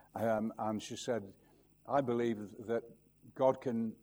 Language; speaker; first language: English; native; English